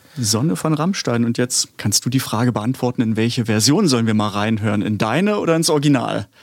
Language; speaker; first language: German; native; German